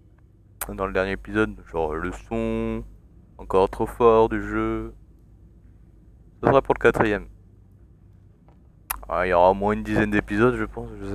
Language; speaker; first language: French; native; French